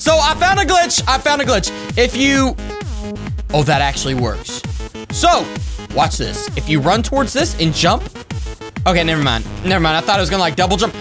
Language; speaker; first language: English; native; English